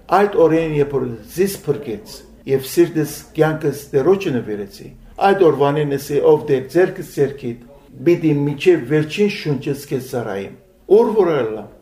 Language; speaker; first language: Armenian; early bilingual, heritage; Armenian